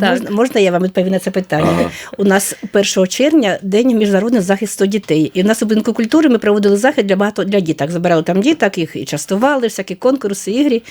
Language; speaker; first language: Ukrainian; native; Ukrainian